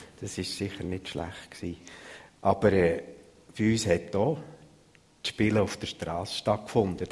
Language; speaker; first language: German; native; German